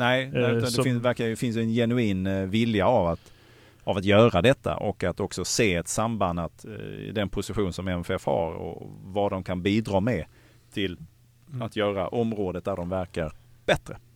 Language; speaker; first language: Swedish; native; Swedish